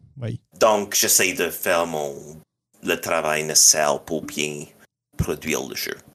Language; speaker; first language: French; non-native, local second language; English